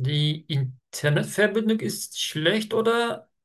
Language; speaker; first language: German; non-native, learner; Turkish